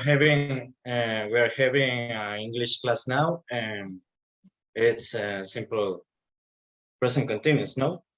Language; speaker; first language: English; non-native, learner; Spanish